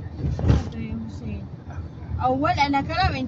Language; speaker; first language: Arabic; non-native, learner; Filipino